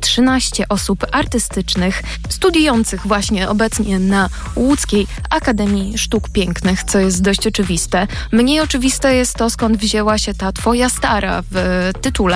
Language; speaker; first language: Polish; native; Polish